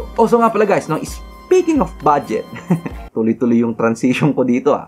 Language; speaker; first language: Filipino; native; Filipino